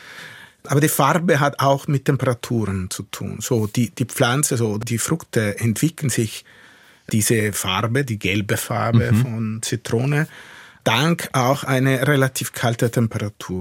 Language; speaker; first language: German; non-native, fluent; Italian